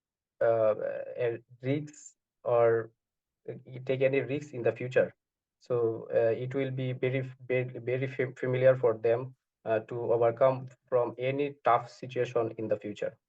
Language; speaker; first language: English; non-native, learner; Bangla